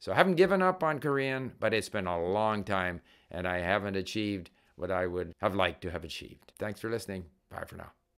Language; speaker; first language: English; native; English